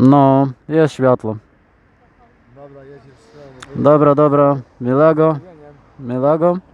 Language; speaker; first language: Polish; non-native, fluent; Ukrainian